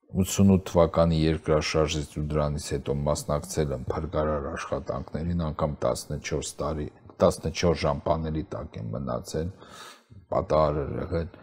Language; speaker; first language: Armenian; native; Armenian